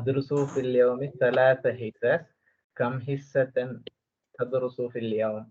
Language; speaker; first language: Arabic; non-native, learner; Tamil